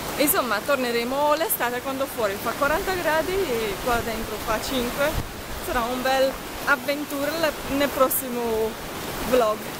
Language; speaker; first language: Italian; non-native, fluent; Hungarian